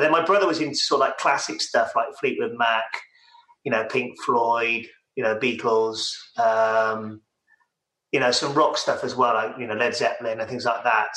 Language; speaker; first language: English; native; English